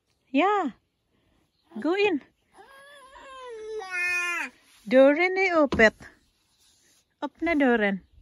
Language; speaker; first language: Swedish; non-native, learner; Filipino